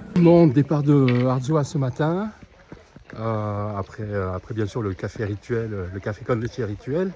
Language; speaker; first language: French; native; French